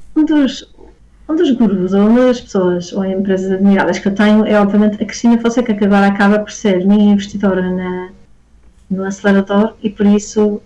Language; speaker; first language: Portuguese; native; Portuguese